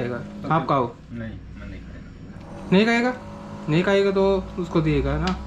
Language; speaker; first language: Hindi; non-native, local second language; Malayalam